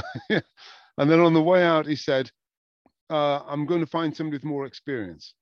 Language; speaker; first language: English; native; English